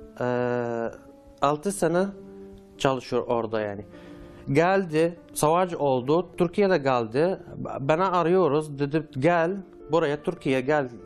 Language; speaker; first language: Turkish; non-native, learner; Arabic